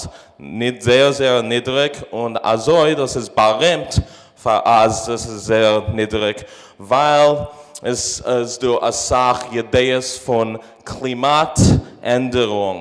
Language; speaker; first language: German; non-native, fluent; English